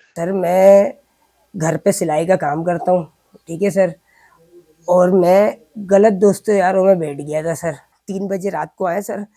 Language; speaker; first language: Urdu; native; Urdu